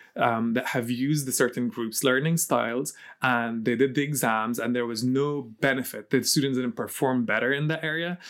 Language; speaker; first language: English; early bilingual, heritage; Arabic